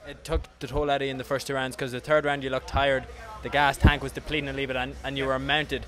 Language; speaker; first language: English; native; English